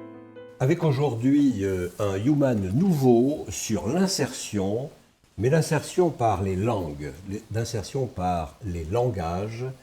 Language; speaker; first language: French; native; French